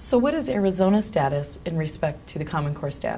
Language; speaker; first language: English; native; English